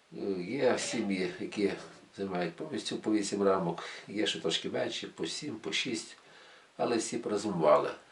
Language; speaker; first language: Ukrainian; native; Ukrainian